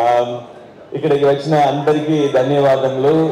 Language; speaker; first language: Telugu; non-native, learner; Tamil